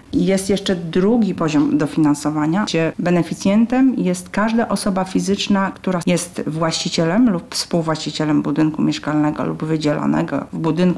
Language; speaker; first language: Polish; native; Polish